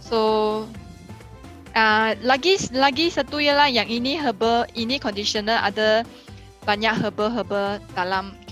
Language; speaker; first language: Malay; non-native, local second language; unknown